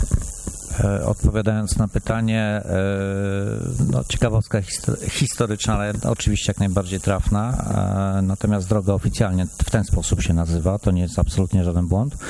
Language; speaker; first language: Polish; native; Polish